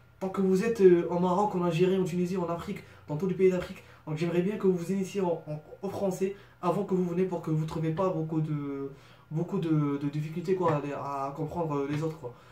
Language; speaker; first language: French; non-native, local second language; Arabic